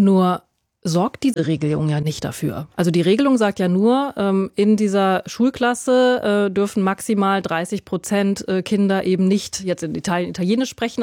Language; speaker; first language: German; native; German